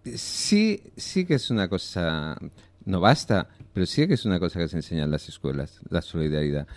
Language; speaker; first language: Spanish; non-native, local second language; Catalan